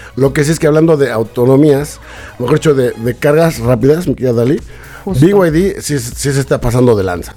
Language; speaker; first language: Spanish; native; Spanish